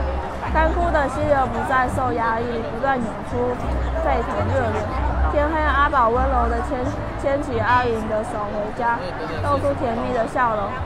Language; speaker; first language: Chinese; native; Chinese